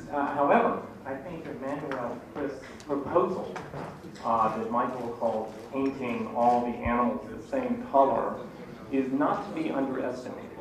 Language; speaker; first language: English; non-native, fluent; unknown